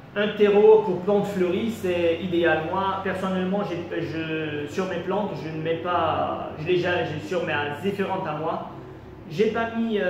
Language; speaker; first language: French; non-native, local second language; Arabic